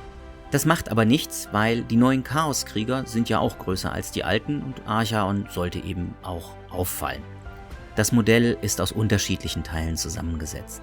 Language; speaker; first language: German; native; German